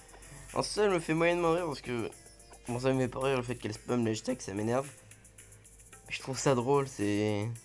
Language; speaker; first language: French; native; French